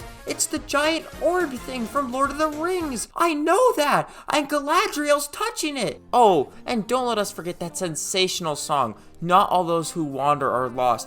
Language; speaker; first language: English; native; English